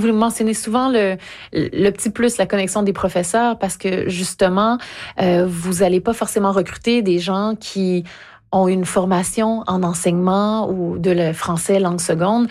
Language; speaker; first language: French; native; French